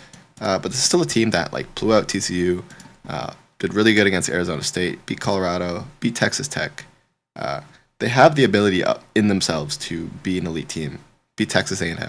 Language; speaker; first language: English; native; English